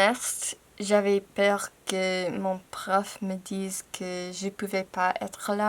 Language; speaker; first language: French; non-native, fluent; English